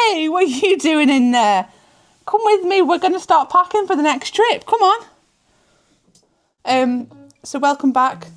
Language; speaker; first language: English; native; English